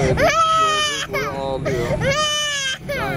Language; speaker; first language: Turkish; native; Turkish